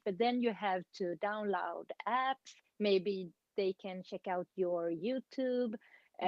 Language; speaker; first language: English; non-native, fluent; Swedish